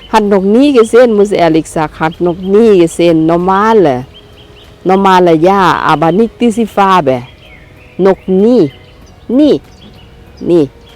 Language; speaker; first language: Thai; native; Thai